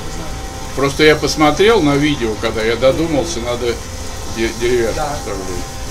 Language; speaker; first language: Russian; native; Russian